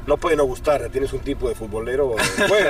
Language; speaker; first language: Spanish; native; Spanish